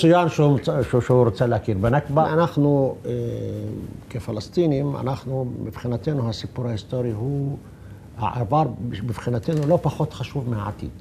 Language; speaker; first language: Hebrew; non-native, local second language; Arabic